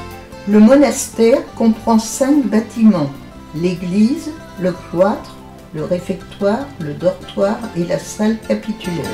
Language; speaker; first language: French; native; French